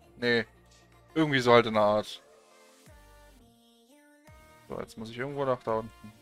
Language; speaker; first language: German; native; German